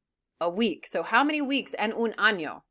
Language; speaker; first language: Spanish; non-native, fluent; English